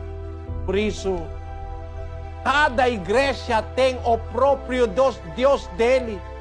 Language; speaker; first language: Portuguese; non-native, local second language; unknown